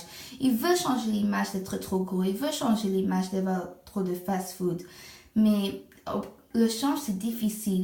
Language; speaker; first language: French; non-native, fluent; English